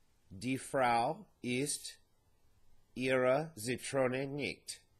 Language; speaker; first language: German; non-native, learner; English